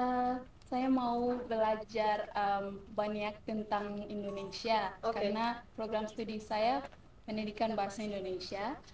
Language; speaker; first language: Indonesian; non-native, learner; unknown